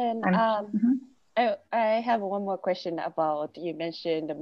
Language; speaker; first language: English; non-native, fluent; Japanese